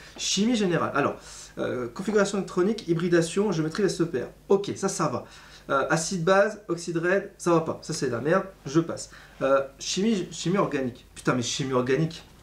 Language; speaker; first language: French; native; French